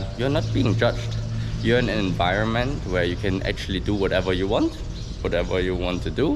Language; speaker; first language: English; non-native, fluent; German